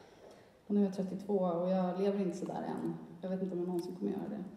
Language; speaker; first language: Swedish; native; Swedish